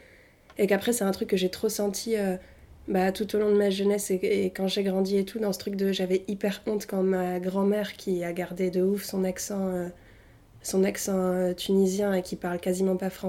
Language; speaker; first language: French; early bilingual, other home language; Arabic